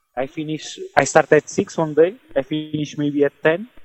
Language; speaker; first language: English; non-native, learner; Portuguese